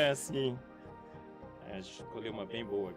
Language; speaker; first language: Portuguese; native; Portuguese